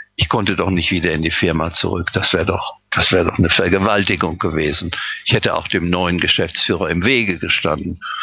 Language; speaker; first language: German; native; German